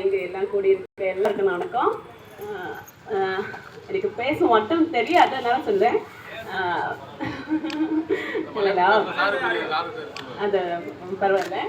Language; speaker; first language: Tamil; non-native, learner; Malayalam